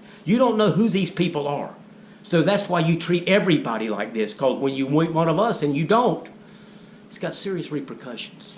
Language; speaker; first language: English; native; English